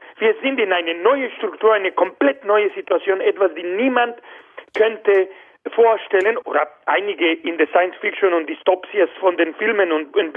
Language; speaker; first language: German; non-native, learner; Spanish